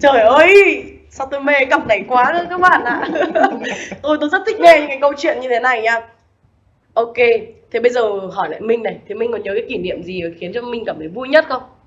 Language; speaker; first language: Vietnamese; native; Vietnamese